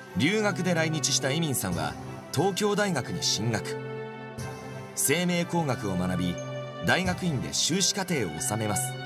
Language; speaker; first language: Japanese; native; Japanese